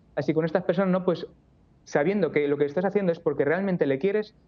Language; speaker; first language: Spanish; native; Spanish